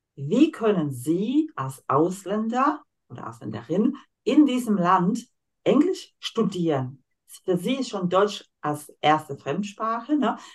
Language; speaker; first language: German; non-native, fluent; Slovak